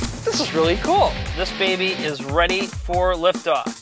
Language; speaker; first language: English; native; English